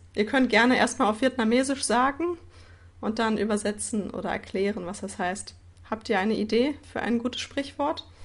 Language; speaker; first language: German; native; German